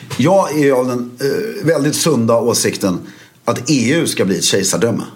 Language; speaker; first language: Swedish; non-native, fluent; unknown